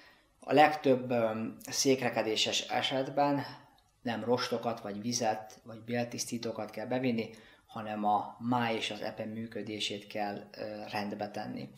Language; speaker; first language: Hungarian; native; Hungarian